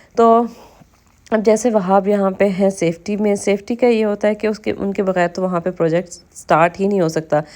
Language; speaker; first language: Urdu; native; Urdu